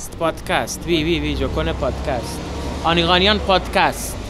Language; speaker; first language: French; non-native, learner; Persian